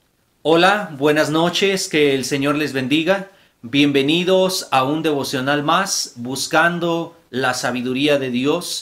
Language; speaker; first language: Spanish; native; Spanish